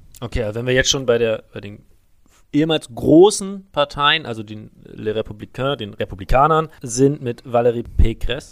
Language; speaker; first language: German; native; German